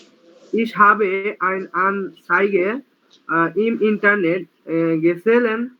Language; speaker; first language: German; non-native, learner; Bangla